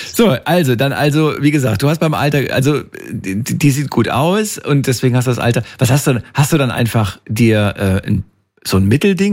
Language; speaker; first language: German; native; German